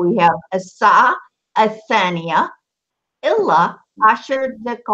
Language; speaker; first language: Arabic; non-native, fluent; English